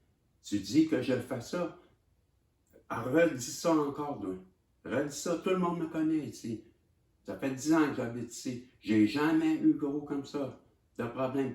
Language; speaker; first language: French; native; French